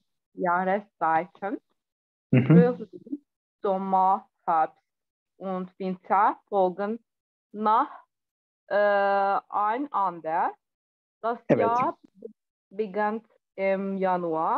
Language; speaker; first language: German; non-native, learner; Turkish